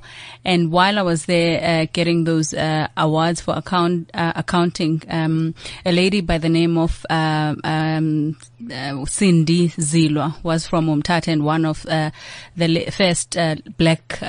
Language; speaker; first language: English; non-native, local second language; Xhosa